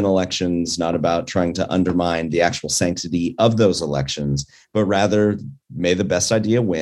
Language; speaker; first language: English; native; English